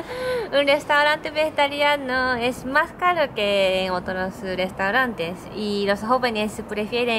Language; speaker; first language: Spanish; non-native, learner; Japanese